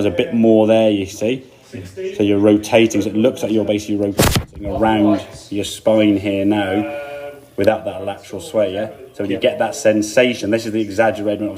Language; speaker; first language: English; native; English